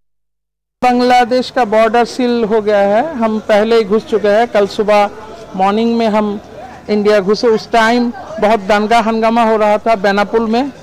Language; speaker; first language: Hindi; non-native, learner; Bangla